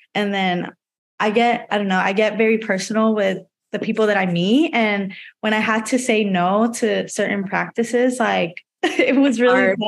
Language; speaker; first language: English; non-native, fluent; Spanish